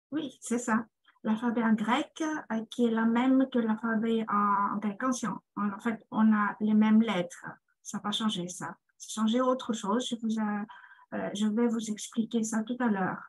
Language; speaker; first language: French; non-native, fluent; Greek